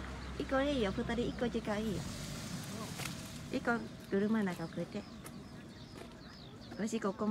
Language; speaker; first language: Japanese; non-native, learner; Vietnamese